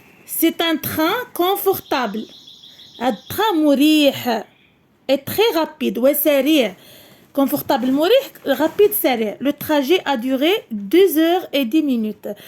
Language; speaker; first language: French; non-native, local second language; Arabic